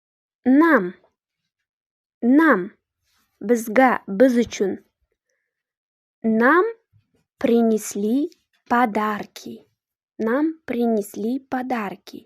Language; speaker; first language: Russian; non-native, fluent; Uzbek